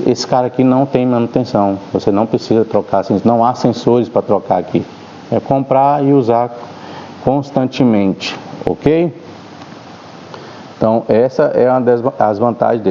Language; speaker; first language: Portuguese; native; Portuguese